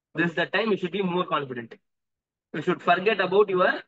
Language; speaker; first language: English; non-native, local second language; Tamil